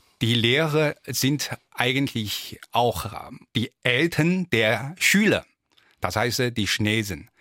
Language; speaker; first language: German; non-native, fluent; Chinese